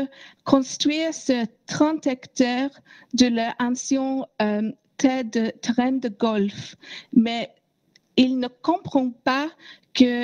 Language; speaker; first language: French; non-native, learner; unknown